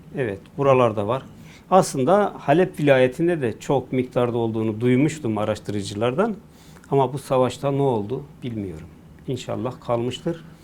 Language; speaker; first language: Turkish; native; Turkish